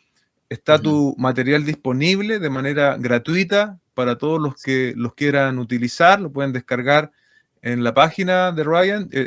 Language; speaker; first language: Spanish; native; Spanish